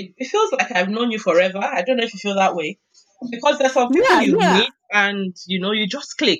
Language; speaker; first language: English; non-native, local second language; Yoruba